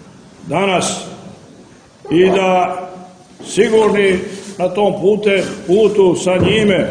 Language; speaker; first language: Croatian; native; Croatian